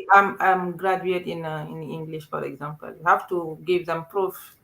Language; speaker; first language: English; non-native, learner; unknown